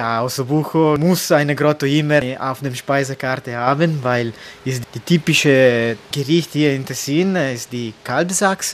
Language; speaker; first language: German; non-native, learner; Italian